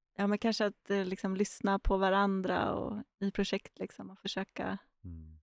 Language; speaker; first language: Swedish; native; Swedish